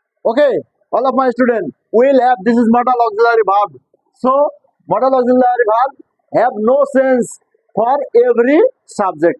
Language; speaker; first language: English; non-native, local second language; Bangla